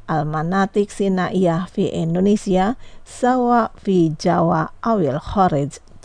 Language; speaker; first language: Arabic; non-native, fluent; Indonesian